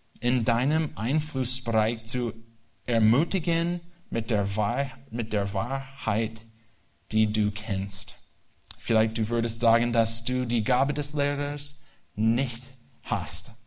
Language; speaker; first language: German; non-native, learner; English